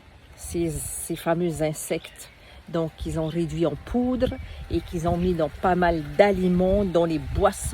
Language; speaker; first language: French; native; French